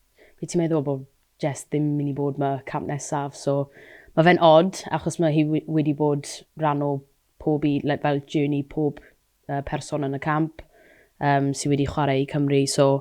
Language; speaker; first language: Welsh; non-native, local second language; English